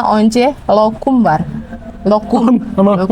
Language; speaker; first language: Turkish; non-native, learner; Indonesian